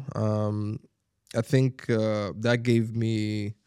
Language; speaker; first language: English; non-native, fluent; Arabic